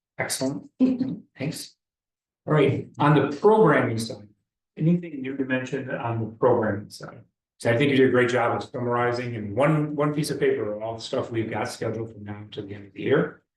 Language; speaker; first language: English; native; English